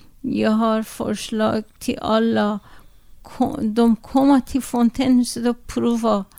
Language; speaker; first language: Swedish; non-native, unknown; Persian